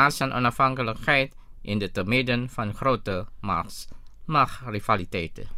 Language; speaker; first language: Dutch; non-native, fluent; Indonesian